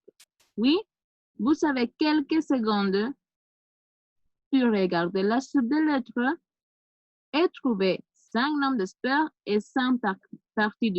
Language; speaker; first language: French; non-native, fluent; Spanish